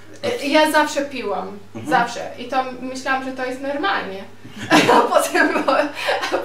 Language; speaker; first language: Polish; non-native, learner; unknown